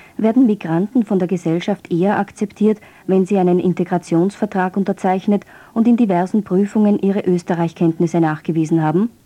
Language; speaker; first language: German; native; German